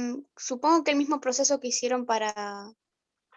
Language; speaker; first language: Spanish; native; Spanish